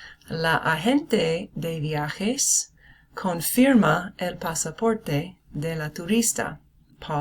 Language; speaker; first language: Spanish; non-native, fluent; English